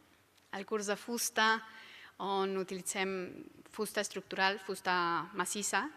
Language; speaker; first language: Catalan; non-native, local second language; Spanish